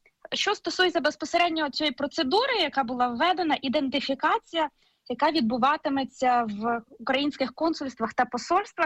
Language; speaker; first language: Ukrainian; native; Ukrainian